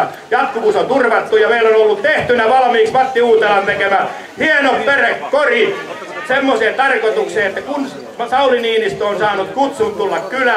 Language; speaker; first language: Finnish; native; Finnish